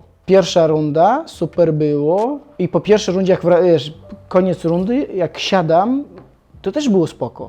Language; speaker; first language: Polish; non-native, fluent; Chechen